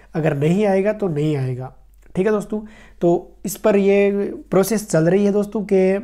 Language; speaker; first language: Hindi; native; Hindi